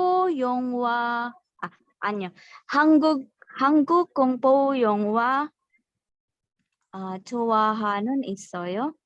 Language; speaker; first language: Korean; non-native, learner; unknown